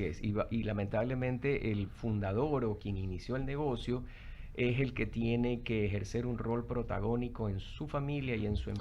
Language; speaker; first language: Spanish; native; Spanish